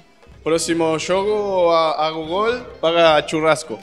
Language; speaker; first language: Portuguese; non-native, learner; Spanish